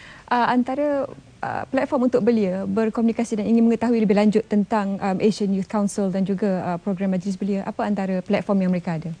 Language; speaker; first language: Malay; native; Malay